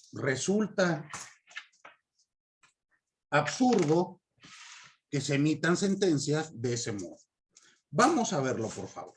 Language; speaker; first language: Spanish; native; Spanish